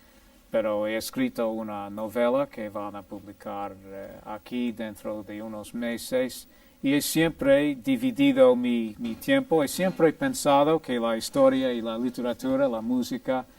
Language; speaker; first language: Spanish; non-native, fluent; English